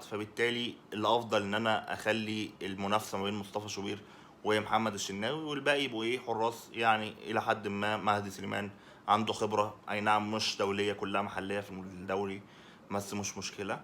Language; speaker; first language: Arabic; native; Arabic